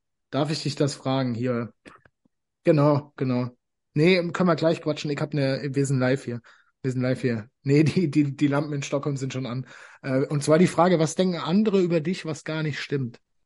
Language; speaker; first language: German; native; German